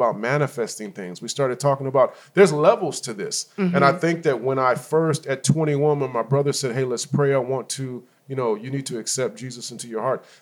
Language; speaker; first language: English; native; English